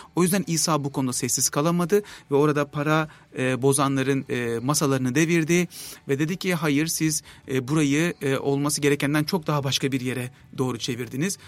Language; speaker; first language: Turkish; native; Turkish